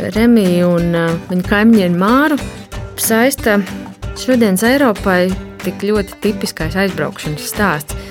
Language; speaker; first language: Latvian; native; Latvian